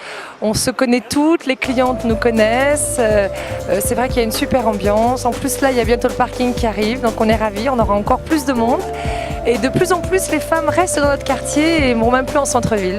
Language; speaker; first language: French; native; French